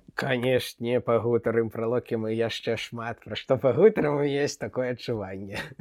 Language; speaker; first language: Belarusian; non-native, local second language; Russian